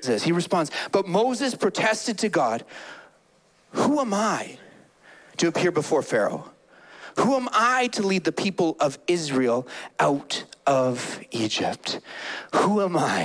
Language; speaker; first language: English; native; English